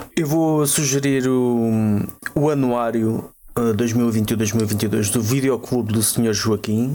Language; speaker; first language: Portuguese; native; Portuguese